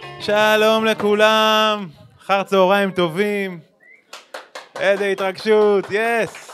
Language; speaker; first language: Hebrew; native; Hebrew